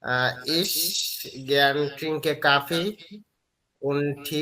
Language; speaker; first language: German; non-native, learner; Bangla